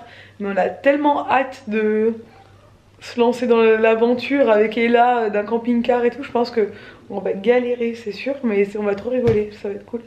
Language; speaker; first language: French; native; French